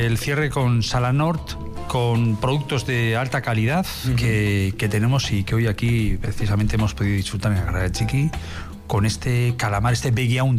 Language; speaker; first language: Spanish; native; Spanish